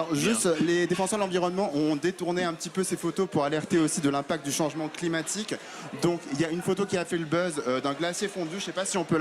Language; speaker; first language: French; native; French